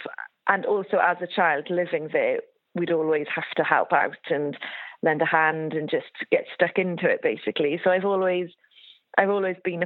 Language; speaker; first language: English; native; English